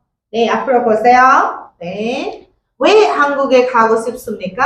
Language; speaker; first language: Korean; non-native, fluent; Nepali